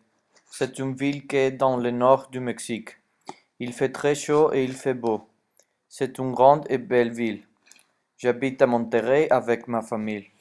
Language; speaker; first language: French; non-native, learner; Spanish